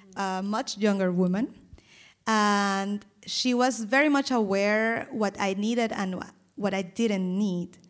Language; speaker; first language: English; non-native, fluent; Spanish